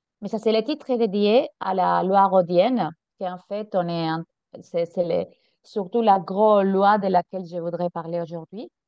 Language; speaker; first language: French; non-native, fluent; Spanish